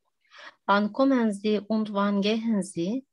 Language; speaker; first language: German; non-native, learner; Turkish